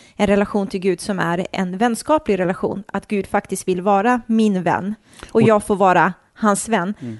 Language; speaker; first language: Swedish; early bilingual, other home language; Croatian